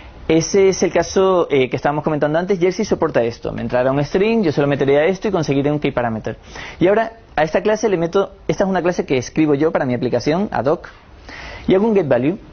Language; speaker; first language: Spanish; native; Spanish